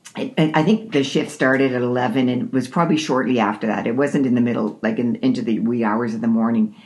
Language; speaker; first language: English; native; English